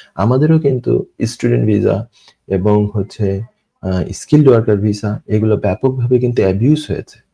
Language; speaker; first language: Bangla; native; Bangla